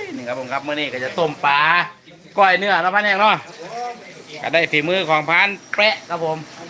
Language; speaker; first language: Thai; native; Thai